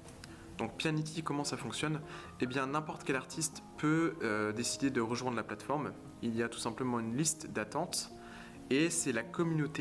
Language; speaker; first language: French; native; French